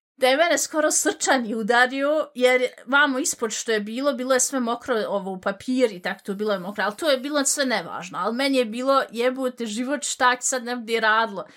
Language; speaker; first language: Bosnian; early bilingual, heritage; Bosnian